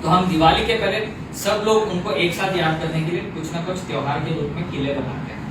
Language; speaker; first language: Hindi; non-native, local second language; Marathi